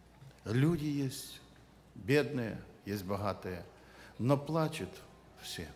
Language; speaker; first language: Russian; non-native, local second language; Ukrainian